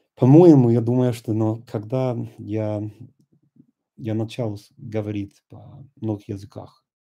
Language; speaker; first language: Russian; non-native, fluent; English